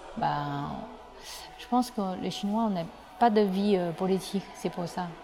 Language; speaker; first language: French; non-native, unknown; Chinese